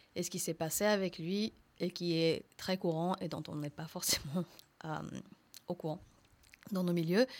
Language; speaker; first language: French; non-native, fluent; Spanish